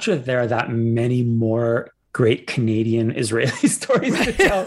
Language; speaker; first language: English; native; English